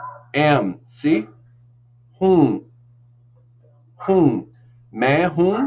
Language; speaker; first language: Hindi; non-native, learner; English